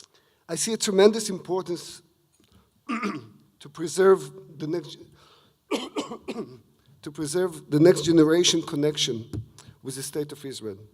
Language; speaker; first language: English; non-native, fluent; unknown